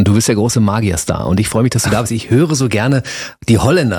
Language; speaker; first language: German; native; German